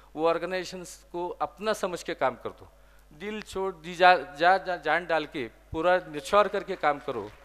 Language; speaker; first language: Hindi; non-native, local second language; Marathi